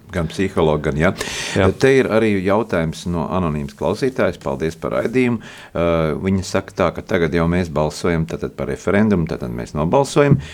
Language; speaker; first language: Latvian; native; Latvian